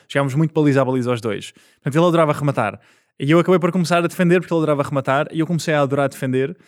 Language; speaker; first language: Portuguese; native; Portuguese